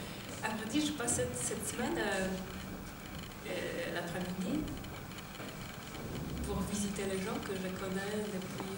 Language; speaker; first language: French; non-native, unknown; Polish